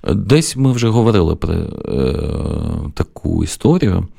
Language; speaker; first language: Ukrainian; non-native, local second language; Russian